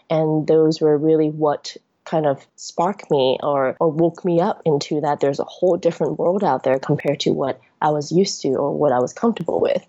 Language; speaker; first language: English; non-native, local second language; Cantonese